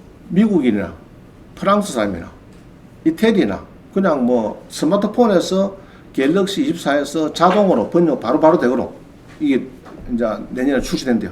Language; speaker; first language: Korean; native; Korean